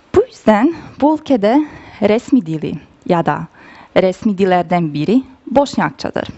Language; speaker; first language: Turkish; non-native, fluent; Bosnian